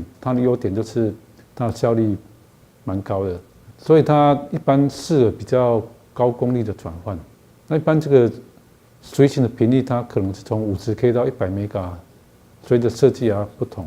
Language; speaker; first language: Chinese; native; Chinese